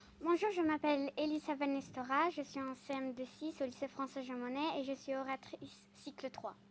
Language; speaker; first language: French; non-native, fluent; Greek